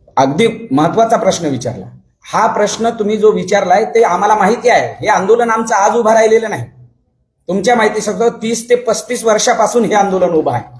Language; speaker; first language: Marathi; non-native, local second language; Lambadi